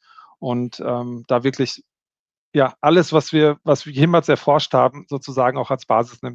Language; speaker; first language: German; native; German